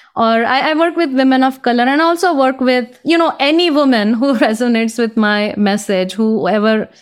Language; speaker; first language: English; non-native, local second language; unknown